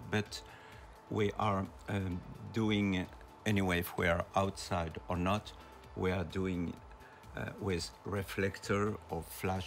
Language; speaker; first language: English; non-native, learner; French